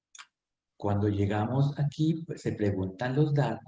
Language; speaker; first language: Spanish; non-native, fluent; French